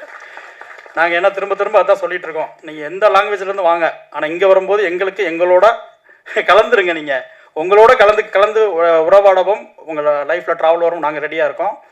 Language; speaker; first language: Tamil; native; Tamil